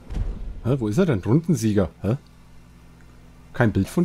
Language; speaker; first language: German; native; German